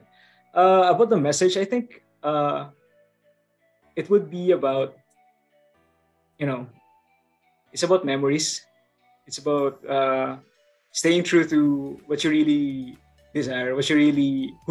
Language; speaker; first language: English; non-native, local second language; Bikol